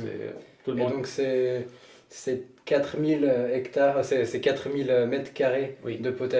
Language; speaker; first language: French; native; French